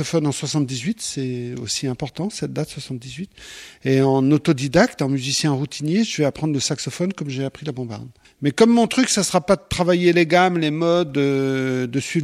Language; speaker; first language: French; native; French